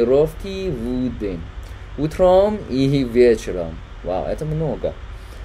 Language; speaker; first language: Russian; non-native, learner; Chinese